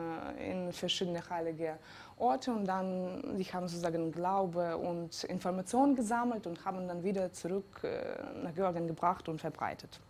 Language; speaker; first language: German; non-native, fluent; Georgian